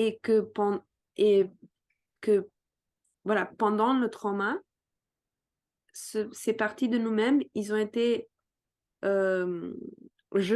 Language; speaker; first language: French; non-native, fluent; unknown